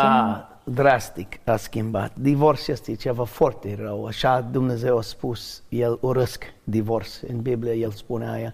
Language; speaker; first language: Romanian; non-native, learner; English